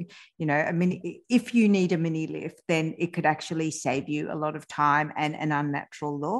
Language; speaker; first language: English; early bilingual, other home language; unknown